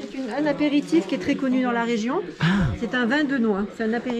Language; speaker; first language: French; native; French